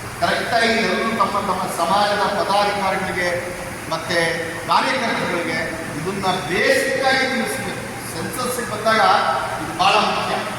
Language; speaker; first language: Kannada; non-native, local second language; Marathi